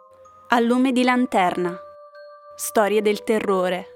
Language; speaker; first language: Italian; native; Italian